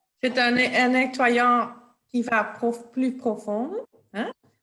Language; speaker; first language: French; non-native, local second language; Dutch